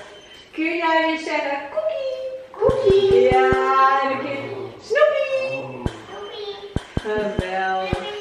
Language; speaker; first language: Dutch; native; Dutch